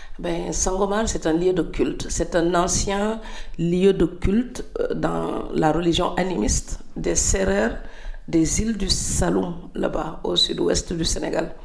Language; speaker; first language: French; non-native, local second language; Serer